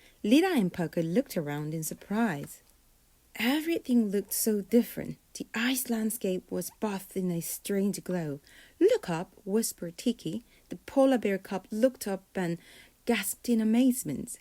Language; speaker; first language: English; non-native, fluent; Korean